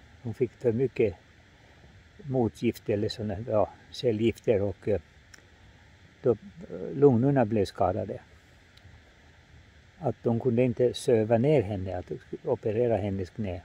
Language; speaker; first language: Swedish; non-native, fluent; Finnish